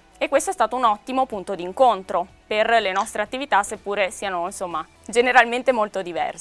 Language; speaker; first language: Italian; native; Italian